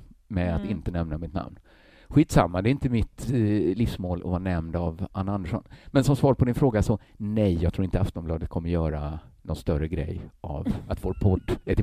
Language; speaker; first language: Swedish; native; Swedish